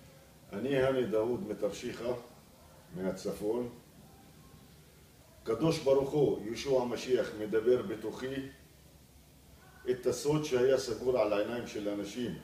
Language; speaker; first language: Hebrew; non-native, local second language; Arabic